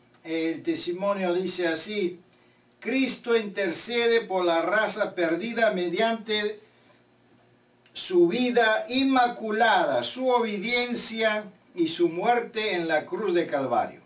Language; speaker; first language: Spanish; non-native, fluent; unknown